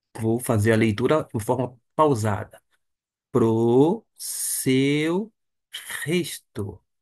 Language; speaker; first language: Portuguese; native; Portuguese